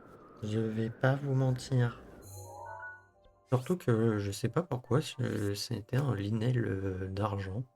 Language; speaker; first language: French; native; French